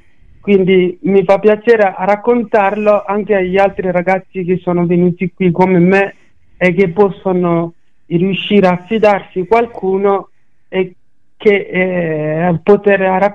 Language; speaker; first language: Italian; non-native, fluent; Bambara